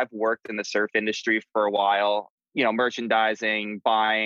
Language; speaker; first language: English; native; English